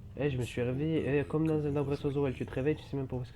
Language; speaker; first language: French; native; French